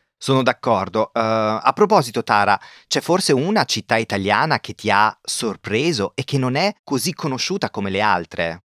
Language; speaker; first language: Italian; native; Italian